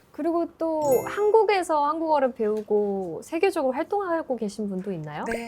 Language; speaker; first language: Korean; native; Korean